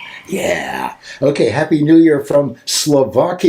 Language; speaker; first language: English; native; English